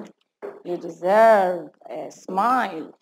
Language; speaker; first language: English; non-native, fluent; Arabic